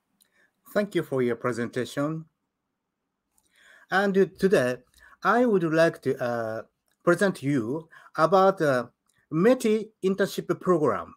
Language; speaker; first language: English; non-native, learner; Japanese